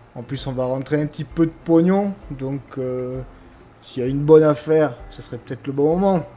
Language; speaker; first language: French; native; French